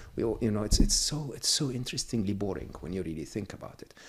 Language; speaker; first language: English; non-native, fluent; Arabic